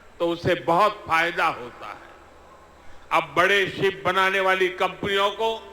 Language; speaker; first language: Hindi; non-native, local second language; Gujarati